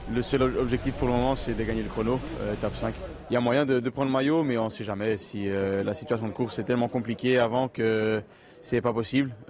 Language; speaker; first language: French; non-native, local second language; Dutch